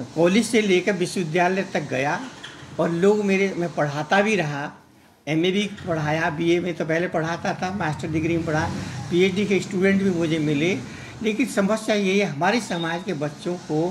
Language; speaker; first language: Hindi; native; Hindi